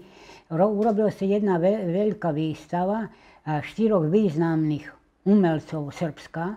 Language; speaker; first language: Slovak; native; Slovak